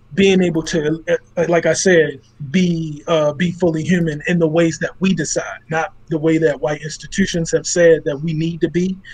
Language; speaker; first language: English; native; English